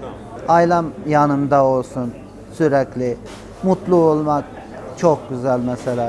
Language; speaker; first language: Turkish; non-native, learner; Persian